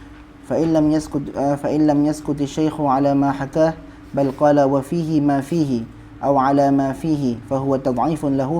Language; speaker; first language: Arabic; non-native, fluent; Malay